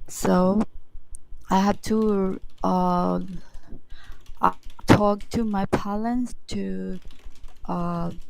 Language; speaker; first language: English; non-native, learner; Thai